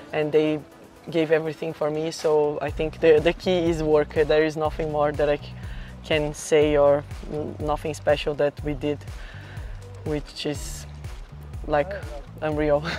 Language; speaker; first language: English; non-native, fluent; Portuguese